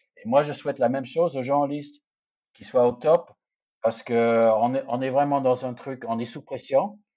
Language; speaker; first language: French; non-native, fluent; English